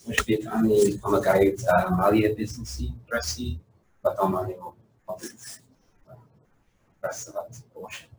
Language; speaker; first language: Russian; non-native, learner; English